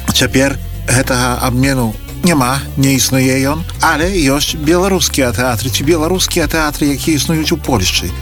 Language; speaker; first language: Belarusian; native; Belarusian